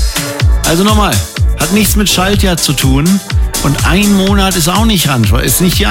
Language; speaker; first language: German; native; German